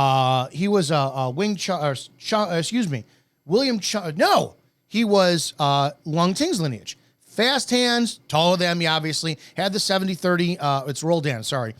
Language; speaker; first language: English; native; English